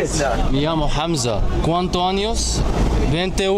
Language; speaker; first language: Spanish; non-native, learner; Arabic